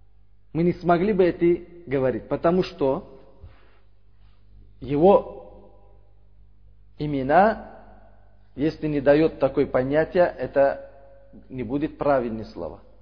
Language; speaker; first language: Russian; non-native, learner; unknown